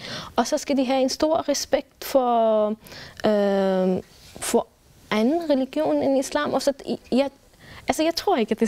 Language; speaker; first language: Danish; non-native, fluent; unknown